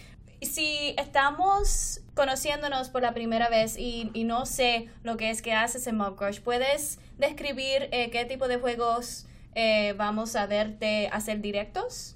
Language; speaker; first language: Spanish; non-native, fluent; English